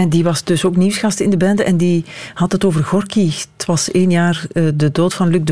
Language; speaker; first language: Dutch; native; Dutch